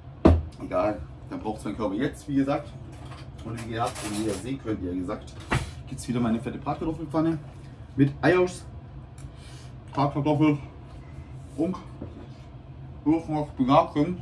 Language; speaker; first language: German; native; German